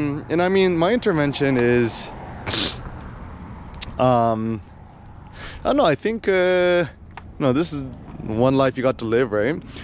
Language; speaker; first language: English; early bilingual, other home language; Korean